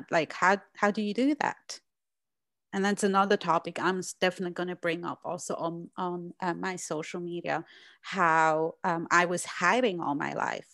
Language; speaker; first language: English; non-native, fluent; German